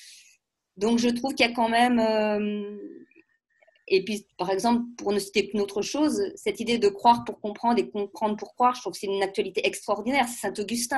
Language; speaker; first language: French; native; French